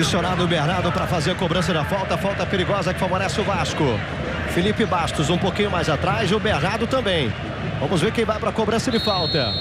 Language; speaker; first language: Portuguese; native; Portuguese